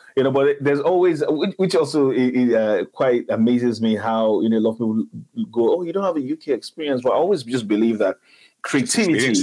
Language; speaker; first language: English; non-native, local second language; Igbo